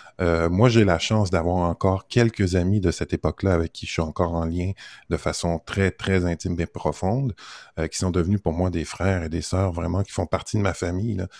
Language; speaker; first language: French; native; French